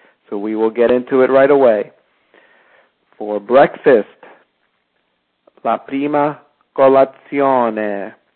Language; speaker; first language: English; native; English